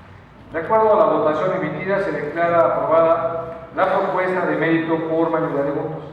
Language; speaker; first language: Spanish; native; Spanish